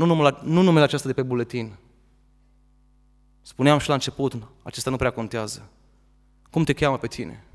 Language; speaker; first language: Romanian; native; Romanian